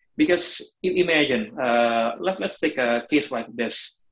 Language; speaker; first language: English; non-native, fluent; Indonesian